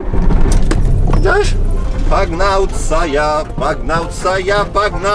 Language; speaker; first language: Polish; native; Polish